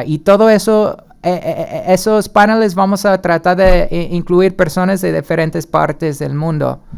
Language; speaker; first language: Spanish; early bilingual, heritage; Spanish